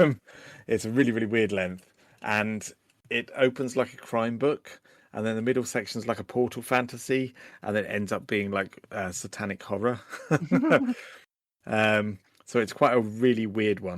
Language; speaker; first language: English; native; English